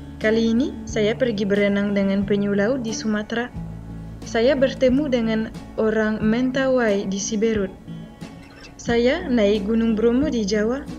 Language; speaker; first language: Indonesian; non-native, fluent; French